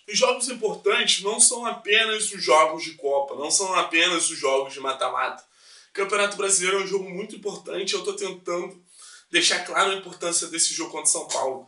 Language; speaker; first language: Portuguese; native; Portuguese